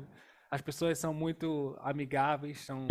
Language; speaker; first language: Portuguese; native; Portuguese